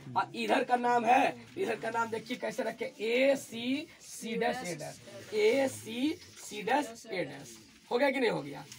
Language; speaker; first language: Hindi; native; Hindi